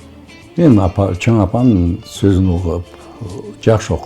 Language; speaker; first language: Kyrgyz; non-native, fluent; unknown